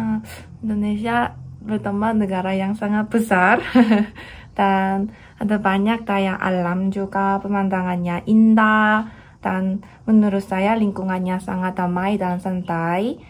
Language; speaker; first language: Indonesian; non-native, learner; Korean